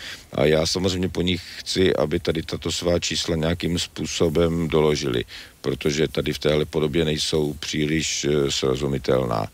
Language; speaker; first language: Czech; native; Czech